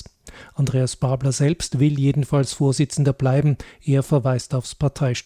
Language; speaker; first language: German; native; German